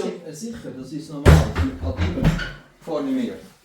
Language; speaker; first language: German; native; German